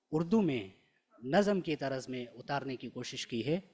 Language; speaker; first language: Hindi; non-native, local second language; Shina